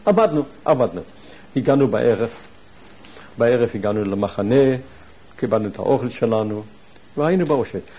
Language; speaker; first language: Hebrew; non-native, fluent; German